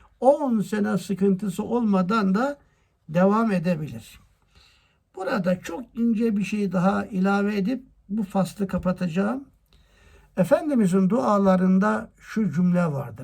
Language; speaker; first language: Turkish; native; Turkish